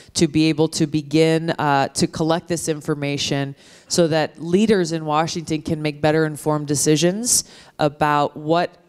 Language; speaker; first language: English; native; English